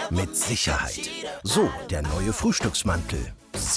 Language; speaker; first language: German; native; German